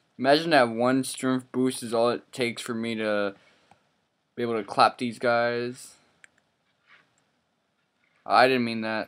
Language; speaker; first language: English; native; English